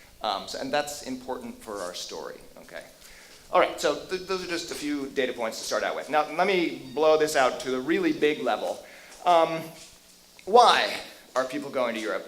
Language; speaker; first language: English; native; English